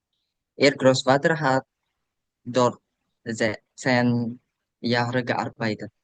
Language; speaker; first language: German; non-native, learner; Indonesian